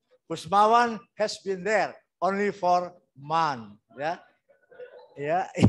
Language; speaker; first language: English; non-native, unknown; Indonesian